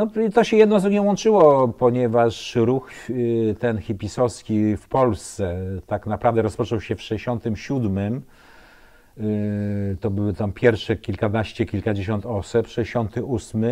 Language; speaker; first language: Polish; native; Polish